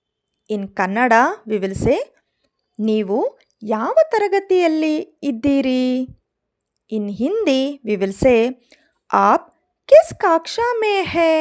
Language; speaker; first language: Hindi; non-native, local second language; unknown